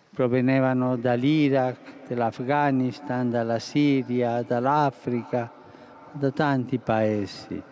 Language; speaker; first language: Italian; non-native, fluent; Spanish